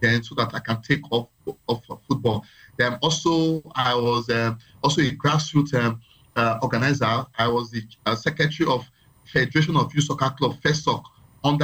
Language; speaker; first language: English; non-native, local second language; Bini